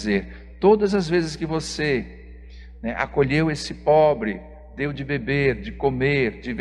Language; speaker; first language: Portuguese; native; Portuguese